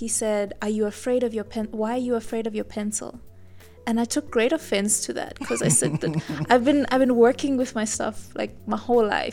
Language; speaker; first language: English; native; English